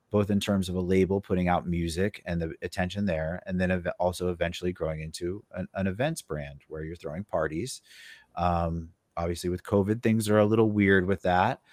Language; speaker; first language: English; native; English